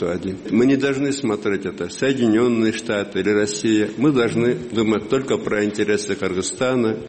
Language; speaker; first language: Russian; non-native, local second language; Kyrgyz